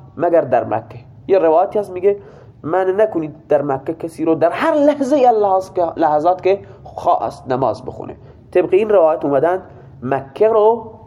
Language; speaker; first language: Persian; non-native, local second language; Baluchi